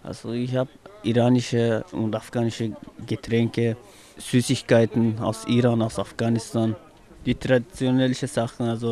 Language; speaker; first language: German; non-native, learner; Persian